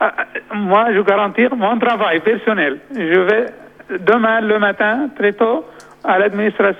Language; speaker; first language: French; non-native, local second language; Arabic